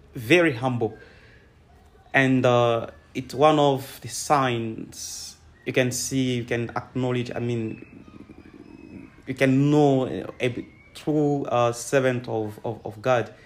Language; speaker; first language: English; non-native, fluent; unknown